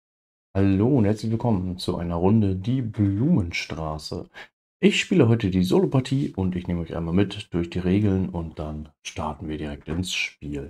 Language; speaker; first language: German; native; German